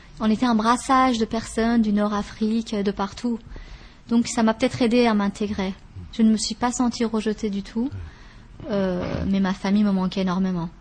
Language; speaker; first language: French; early bilingual, other home language; Persian